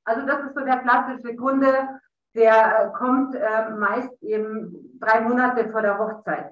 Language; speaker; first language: German; native; German